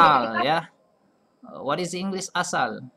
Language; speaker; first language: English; non-native, fluent; Indonesian